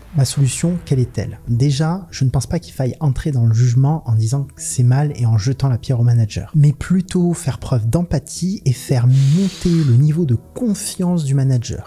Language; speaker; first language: French; native; French